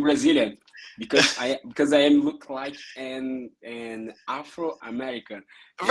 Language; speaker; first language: English; non-native, learner; Portuguese